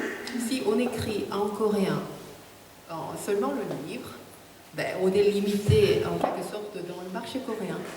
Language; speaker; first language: French; non-native, fluent; Korean